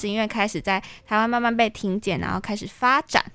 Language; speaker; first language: Chinese; native; Chinese